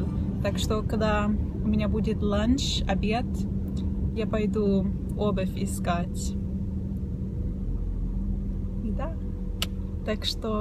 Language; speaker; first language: Russian; early bilingual, heritage; Russian